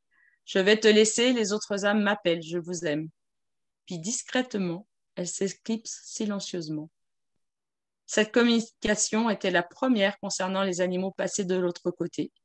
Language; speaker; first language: French; native; French